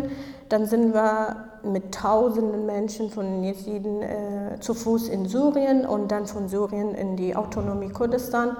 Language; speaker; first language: German; non-native, fluent; Kurdish